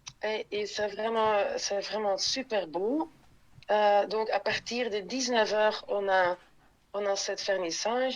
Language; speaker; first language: French; non-native, local second language; Dutch